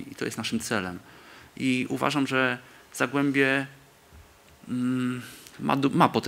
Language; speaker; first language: Polish; native; Polish